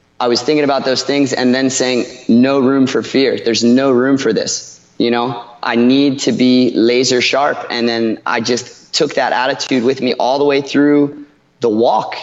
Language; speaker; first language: English; native; English